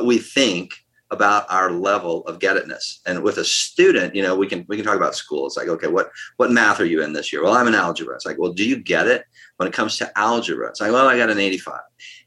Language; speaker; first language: English; native; English